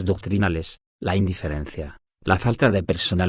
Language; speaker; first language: Spanish; native; Spanish